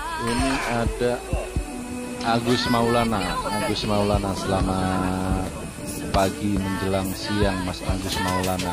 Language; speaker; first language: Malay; non-native, local second language; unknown